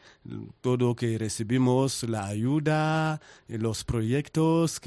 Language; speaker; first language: Spanish; non-native, learner; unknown